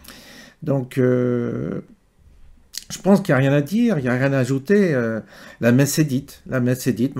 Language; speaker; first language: French; native; French